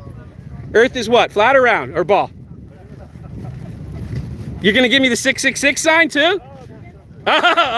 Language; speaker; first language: English; native; English